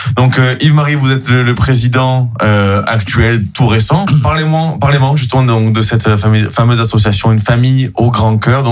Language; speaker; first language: French; native; French